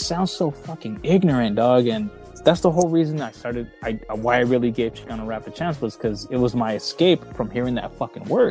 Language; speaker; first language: English; early bilingual, other home language; Spanish